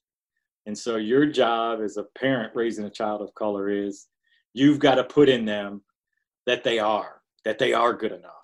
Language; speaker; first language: English; native; English